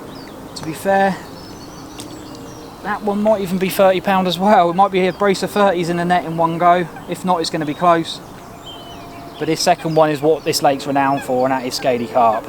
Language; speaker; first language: English; native; English